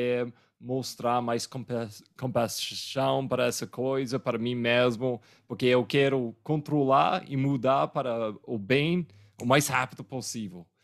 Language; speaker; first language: Portuguese; non-native, fluent; English